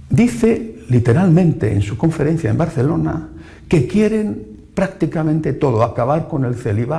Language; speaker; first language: Spanish; native; Spanish